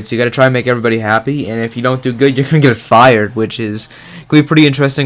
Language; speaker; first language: English; native; English